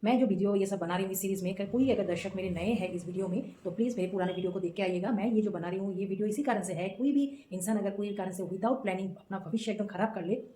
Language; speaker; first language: Hindi; non-native, local second language; Bangla